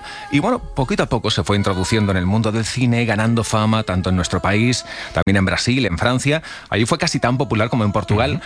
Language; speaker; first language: Spanish; native; Spanish